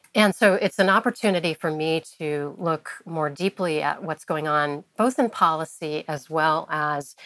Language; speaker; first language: English; native; English